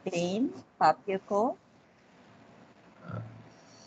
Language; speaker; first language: German; non-native, fluent; Hindi